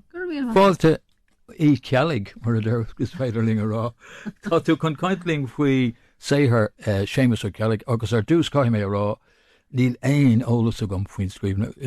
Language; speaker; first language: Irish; non-native, local second language; English